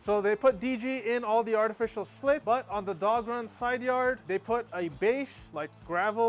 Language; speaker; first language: English; native; English